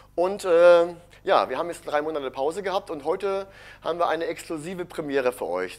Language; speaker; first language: German; native; German